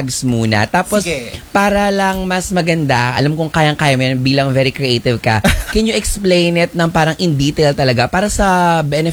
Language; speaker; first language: Filipino; native; Filipino